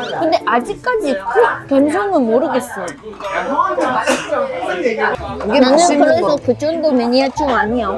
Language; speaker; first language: Korean; non-native, fluent; Japanese